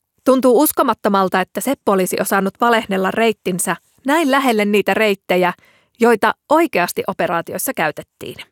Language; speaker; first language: Finnish; native; Finnish